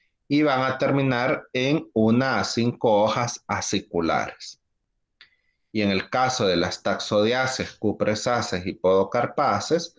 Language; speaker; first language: Spanish; native; Spanish